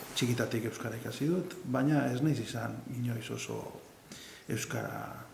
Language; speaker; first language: Basque; non-native, local second language; Spanish